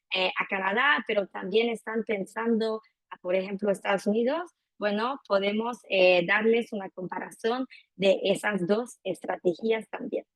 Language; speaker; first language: Spanish; non-native, fluent; French